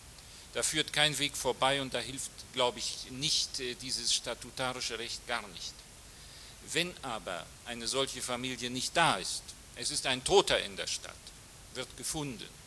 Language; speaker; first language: German; native; German